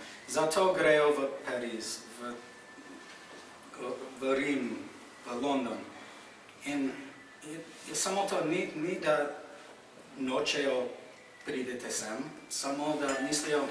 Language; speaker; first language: Slovenian; non-native, fluent; English